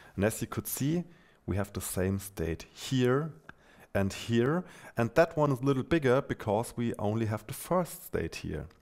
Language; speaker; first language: English; non-native, fluent; German